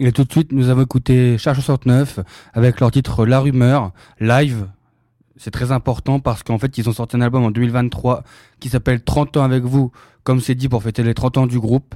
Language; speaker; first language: French; native; French